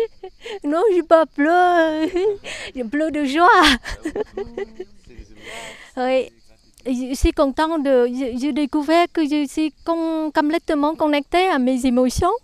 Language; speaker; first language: French; non-native, learner; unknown